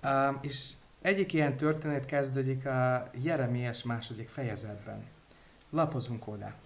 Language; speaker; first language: Hungarian; non-native, learner; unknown